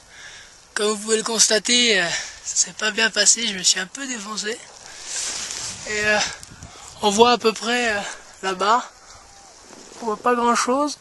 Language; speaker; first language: French; native; French